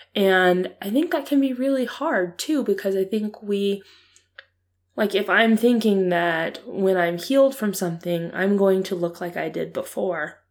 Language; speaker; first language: English; native; English